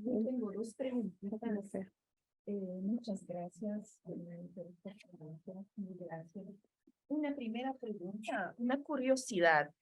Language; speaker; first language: Spanish; non-native, fluent; French